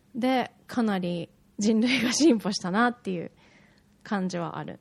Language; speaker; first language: Japanese; native; Japanese